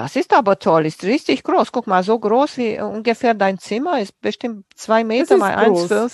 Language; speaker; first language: German; native; German